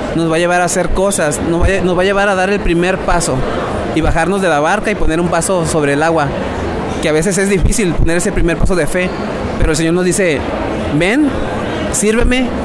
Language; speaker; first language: Spanish; native; Spanish